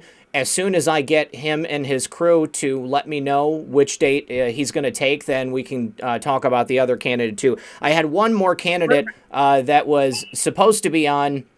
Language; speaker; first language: English; native; English